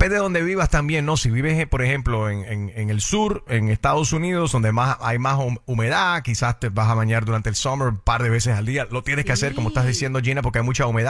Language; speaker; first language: Spanish; native; Spanish